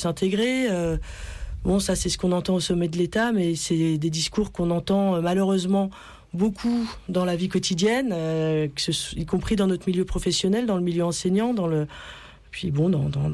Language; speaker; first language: French; native; French